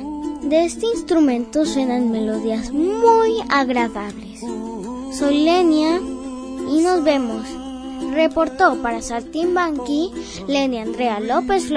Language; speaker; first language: Spanish; native; Spanish